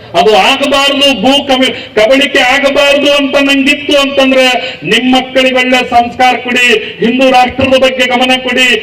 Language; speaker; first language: Kannada; native; Kannada